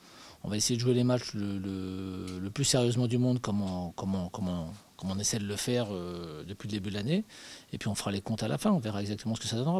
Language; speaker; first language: French; native; French